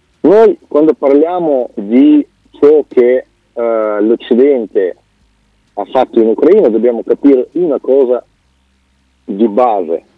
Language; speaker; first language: Italian; non-native, fluent; Russian